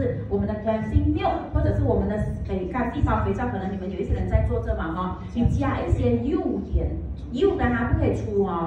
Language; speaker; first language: Chinese; native; Chinese